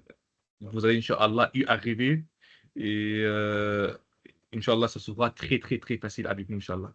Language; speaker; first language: French; non-native, local second language; Arabic